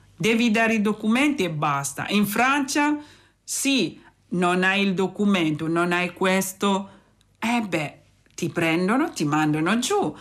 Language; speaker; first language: Italian; non-native, fluent; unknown